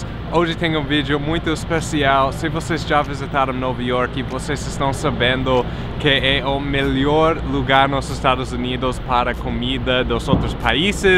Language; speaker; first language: Portuguese; non-native, fluent; English